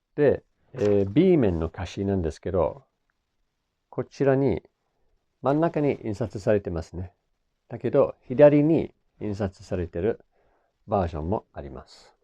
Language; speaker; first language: Japanese; non-native, fluent; English